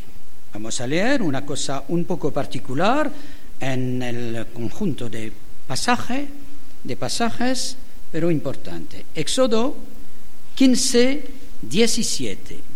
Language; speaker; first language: Spanish; non-native, learner; French